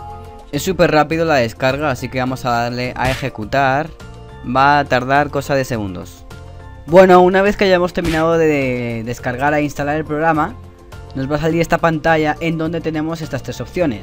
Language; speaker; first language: Spanish; native; Spanish